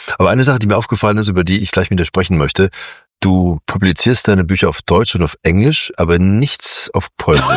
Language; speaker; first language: German; native; German